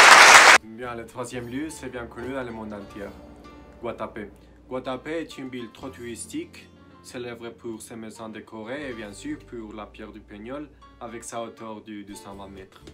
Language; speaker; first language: French; non-native, learner; Spanish